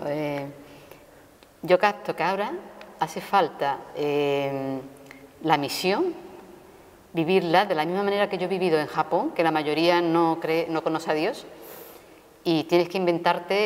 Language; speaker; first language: Spanish; native; Spanish